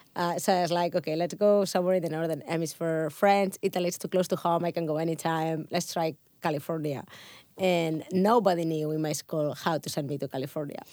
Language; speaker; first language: English; non-native, fluent; Catalan